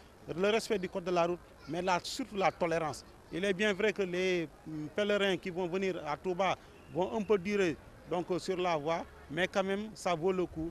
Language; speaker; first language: French; non-native, local second language; Wolof